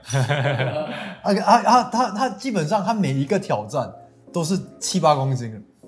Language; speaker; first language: Chinese; non-native, local second language; English